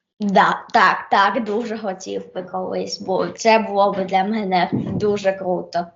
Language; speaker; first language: Ukrainian; early bilingual, heritage; Ukrainian